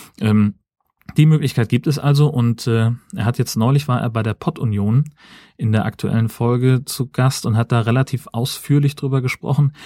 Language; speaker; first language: German; native; German